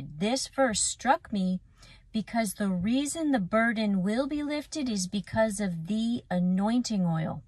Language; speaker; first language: English; native; English